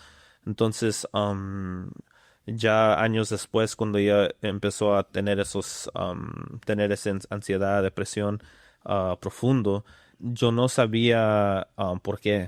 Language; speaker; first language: Spanish; early bilingual, other home language; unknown